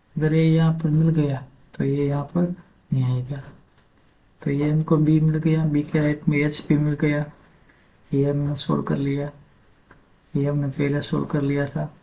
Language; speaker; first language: Hindi; non-native, local second language; Gujarati